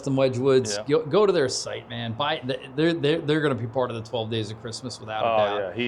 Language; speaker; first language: English; native; English